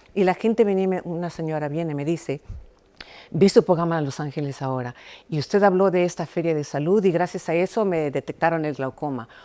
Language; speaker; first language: Spanish; early bilingual, heritage; Spanish